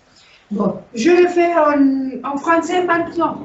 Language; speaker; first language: French; non-native, learner; Spanish